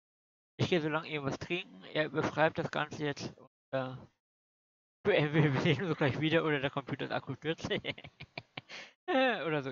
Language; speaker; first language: German; native; German